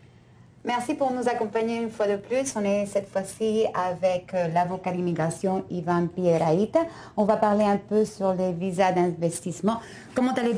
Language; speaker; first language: French; non-native, fluent; Spanish